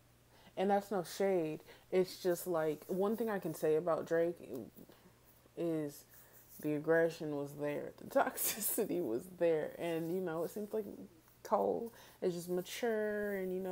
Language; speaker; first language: English; native; English